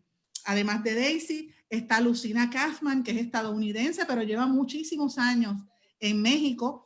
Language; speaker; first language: Spanish; native; Spanish